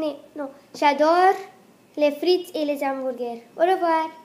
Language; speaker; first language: French; non-native, learner; Dutch